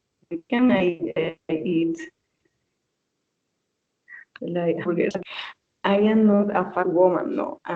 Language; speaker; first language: English; non-native, learner; Spanish